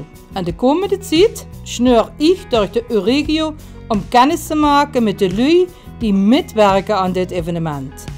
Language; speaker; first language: Dutch; native; Dutch